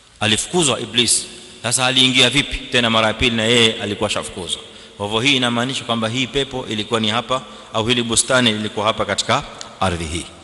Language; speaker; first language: Swahili; native; Swahili